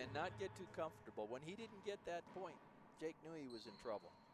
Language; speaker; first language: English; native; English